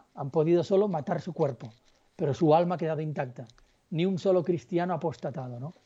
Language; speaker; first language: Spanish; native; Spanish